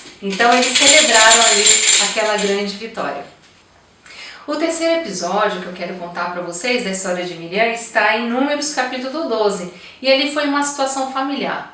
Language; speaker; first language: Portuguese; native; Portuguese